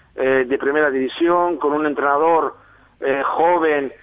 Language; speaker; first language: Spanish; non-native, fluent; German